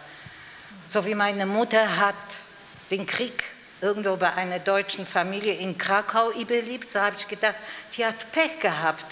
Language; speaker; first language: German; non-native, fluent; Polish